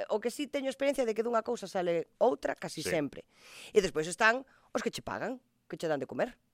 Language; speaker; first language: Galician; non-native, local second language; Spanish